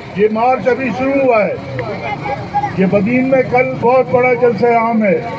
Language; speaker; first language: Urdu; non-native, local second language; Sindhi